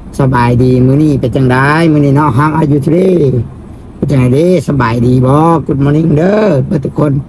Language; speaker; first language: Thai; non-native, local second language; Lao